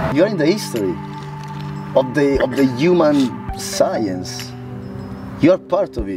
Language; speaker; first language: English; non-native, fluent; Italian